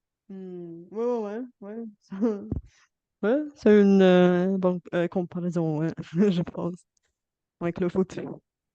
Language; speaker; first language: French; non-native, fluent; Bulgarian